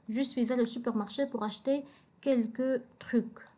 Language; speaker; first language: French; non-native, local second language; Arabic